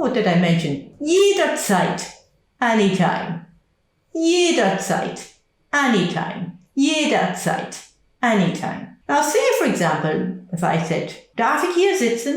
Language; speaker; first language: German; non-native, fluent; English